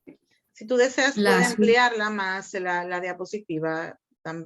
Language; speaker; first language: Spanish; native; Spanish